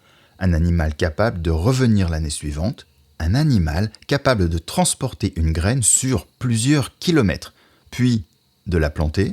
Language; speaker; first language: French; native; French